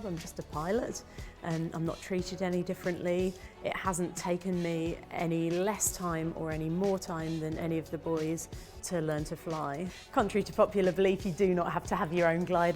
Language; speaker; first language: English; native; English